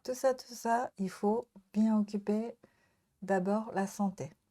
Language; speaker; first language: French; non-native, learner; Japanese